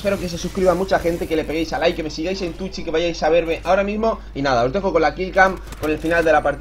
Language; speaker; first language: Spanish; native; Spanish